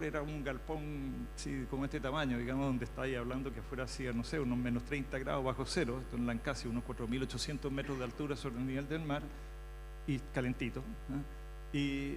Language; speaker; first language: Spanish; native; Spanish